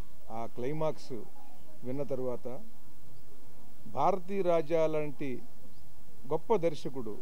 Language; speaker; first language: Telugu; native; Telugu